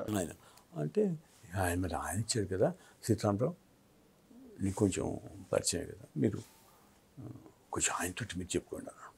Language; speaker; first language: Telugu; native; Telugu